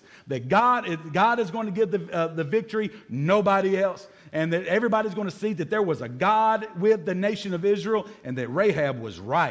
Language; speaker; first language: English; native; English